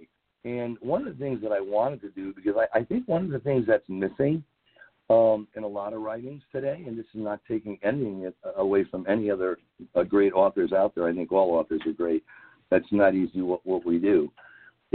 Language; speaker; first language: English; native; English